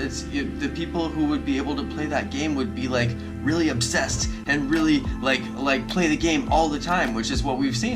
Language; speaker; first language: English; native; English